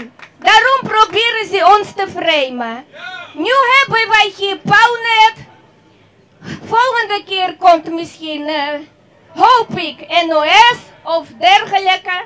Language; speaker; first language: Dutch; non-native, fluent; Russian